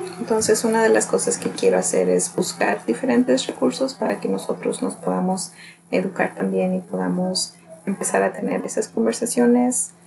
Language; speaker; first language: Spanish; early bilingual, heritage; Spanish